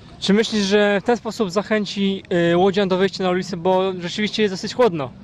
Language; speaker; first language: Polish; native; Polish